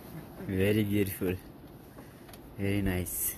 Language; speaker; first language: English; non-native, local second language; Ladakhi